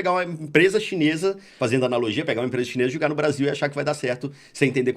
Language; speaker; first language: Portuguese; native; Portuguese